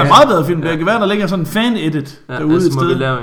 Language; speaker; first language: Danish; native; Danish